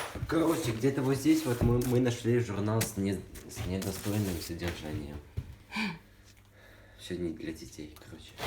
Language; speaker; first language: Russian; native; Russian